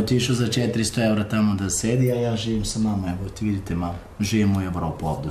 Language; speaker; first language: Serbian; non-native, local second language; Romany